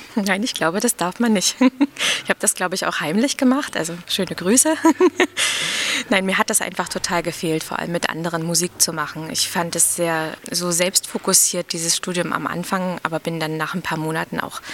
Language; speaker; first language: German; native; German